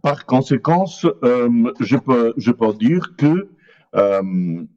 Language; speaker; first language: French; non-native, learner; Portuguese